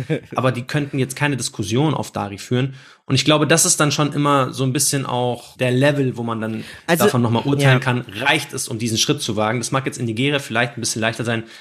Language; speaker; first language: German; native; German